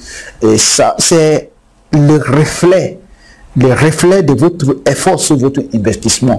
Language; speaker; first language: French; non-native, fluent; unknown